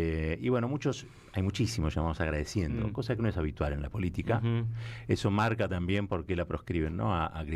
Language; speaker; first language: Spanish; native; Spanish